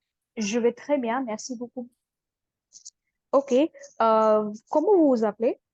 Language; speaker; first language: French; non-native, fluent; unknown